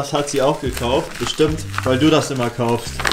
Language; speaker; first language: German; native; German